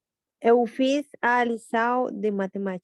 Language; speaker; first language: Portuguese; non-native, learner; Spanish